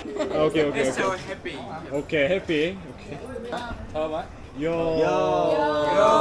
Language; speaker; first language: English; non-native, learner; Korean